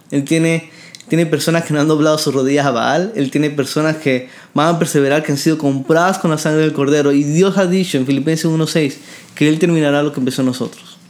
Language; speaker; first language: Spanish; native; Spanish